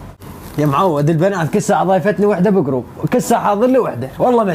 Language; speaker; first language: Arabic; native; Arabic